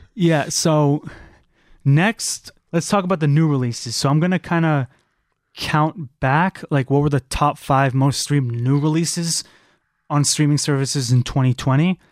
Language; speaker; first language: English; native; English